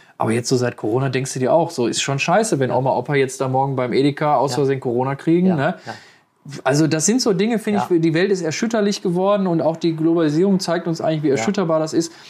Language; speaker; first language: German; native; German